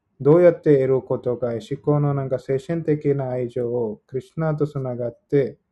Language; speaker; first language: Japanese; non-native, learner; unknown